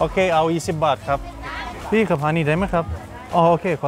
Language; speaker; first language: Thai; non-native, learner; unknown